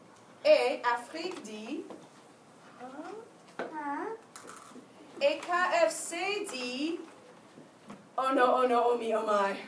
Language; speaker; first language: French; non-native, fluent; English